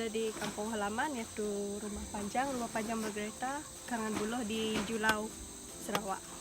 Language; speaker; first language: Malay; non-native, local second language; Iban